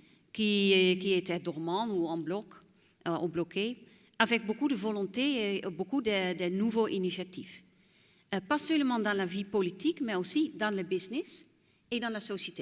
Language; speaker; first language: French; non-native, fluent; Dutch